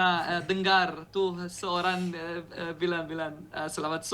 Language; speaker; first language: Indonesian; non-native, learner; Arabic